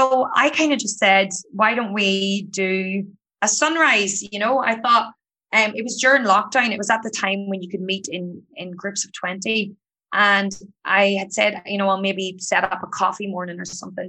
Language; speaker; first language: English; native; English